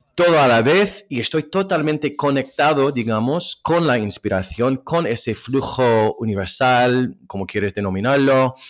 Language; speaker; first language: Spanish; non-native, fluent; English